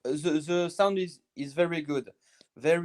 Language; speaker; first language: English; non-native, learner; French